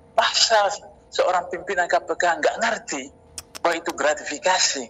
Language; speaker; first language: Indonesian; native; Indonesian